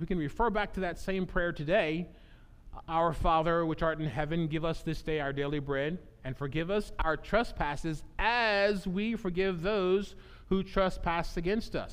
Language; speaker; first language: English; native; English